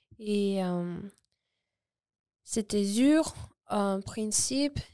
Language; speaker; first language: French; non-native, learner; Spanish